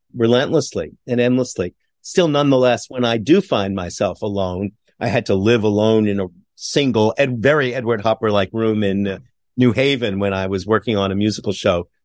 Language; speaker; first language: English; native; English